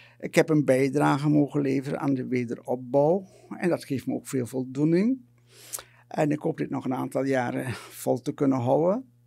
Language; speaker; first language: Dutch; native; Dutch